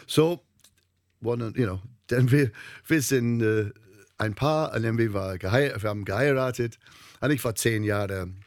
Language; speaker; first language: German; non-native, learner; English